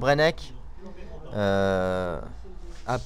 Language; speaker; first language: French; native; French